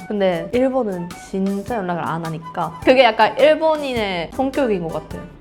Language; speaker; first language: Korean; non-native, fluent; Japanese